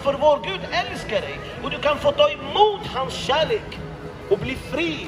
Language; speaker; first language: Swedish; non-native, fluent; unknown